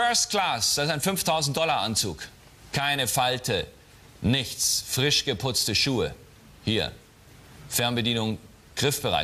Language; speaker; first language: German; native; German